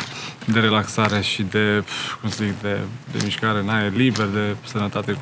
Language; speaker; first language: Romanian; native; Romanian